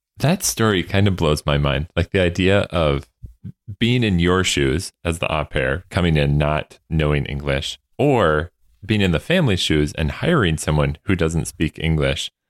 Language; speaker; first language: English; native; English